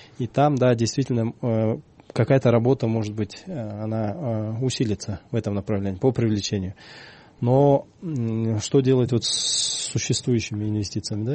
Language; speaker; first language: Russian; non-native, local second language; Kyrgyz